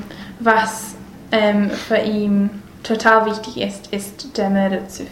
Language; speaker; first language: German; non-native, learner; English